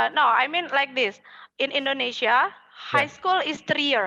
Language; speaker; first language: English; non-native, fluent; Indonesian